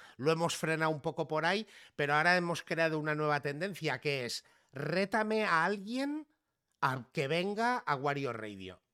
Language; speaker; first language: Spanish; native; Spanish